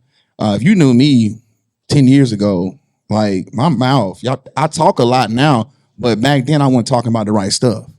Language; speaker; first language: English; native; English